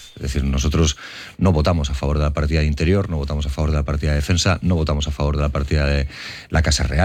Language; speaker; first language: Spanish; native; Spanish